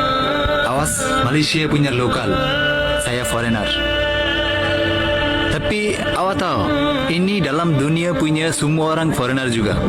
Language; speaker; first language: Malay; non-native, learner; Bangla